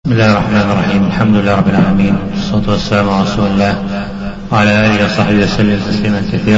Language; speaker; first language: Arabic; native; Arabic